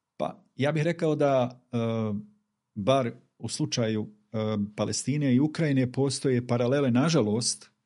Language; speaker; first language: Bosnian; native; Bosnian